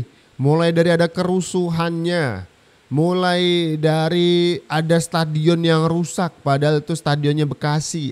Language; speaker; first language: Indonesian; native; Indonesian